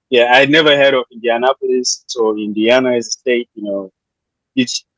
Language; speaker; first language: English; non-native, local second language; Shona